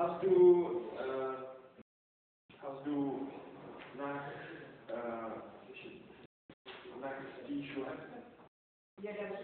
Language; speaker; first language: German; non-native, learner; Czech